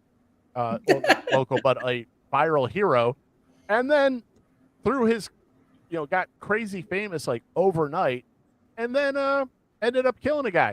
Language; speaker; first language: English; native; English